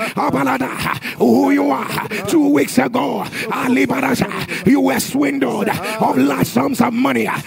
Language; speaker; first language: English; non-native, local second language; Igbo